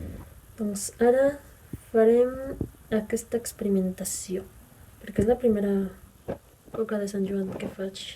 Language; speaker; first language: Catalan; non-native, fluent; Spanish